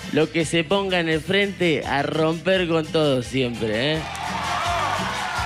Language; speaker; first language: Spanish; native; Spanish